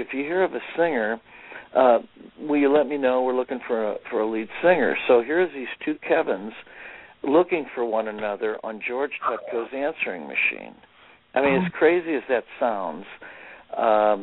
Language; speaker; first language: English; native; English